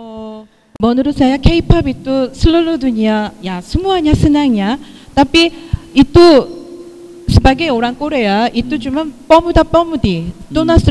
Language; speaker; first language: Indonesian; non-native, fluent; Korean